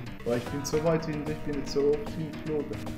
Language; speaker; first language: German; native; German